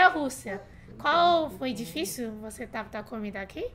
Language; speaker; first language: Portuguese; non-native, fluent; Chinese